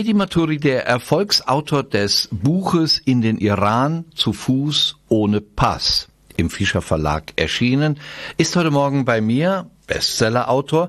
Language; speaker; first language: German; native; German